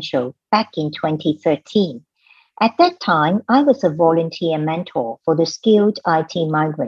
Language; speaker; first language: English; non-native, local second language; Cantonese